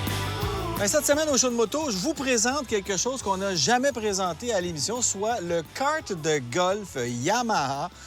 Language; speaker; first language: French; native; French